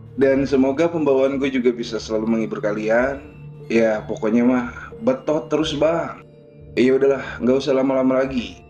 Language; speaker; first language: Indonesian; native; Indonesian